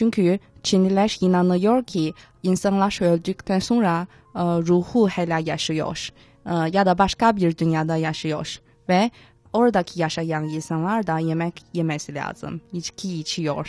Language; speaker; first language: Turkish; non-native, fluent; Chinese